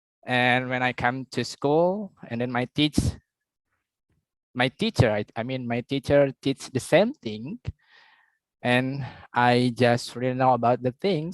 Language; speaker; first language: English; non-native, learner; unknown